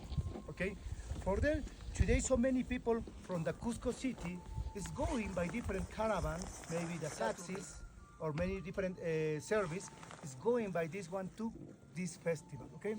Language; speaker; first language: English; non-native, learner; Spanish